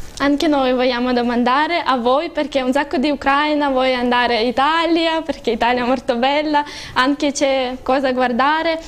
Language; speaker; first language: Italian; non-native, learner; Russian